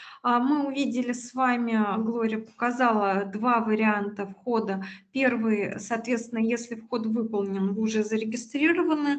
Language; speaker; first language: Russian; native; Russian